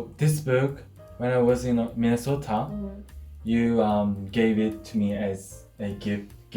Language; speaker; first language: English; non-native, fluent; Korean